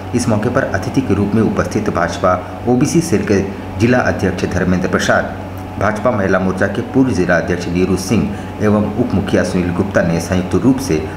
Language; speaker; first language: Hindi; native; Hindi